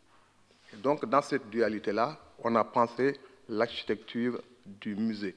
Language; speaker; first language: French; non-native, local second language; Wolof